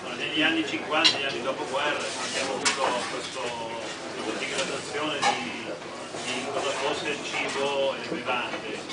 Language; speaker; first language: Italian; early bilingual, heritage; English